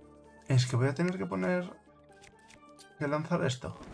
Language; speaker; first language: Spanish; native; Spanish